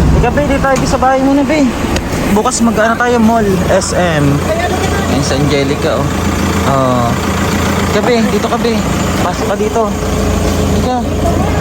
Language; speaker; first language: Filipino; native; Filipino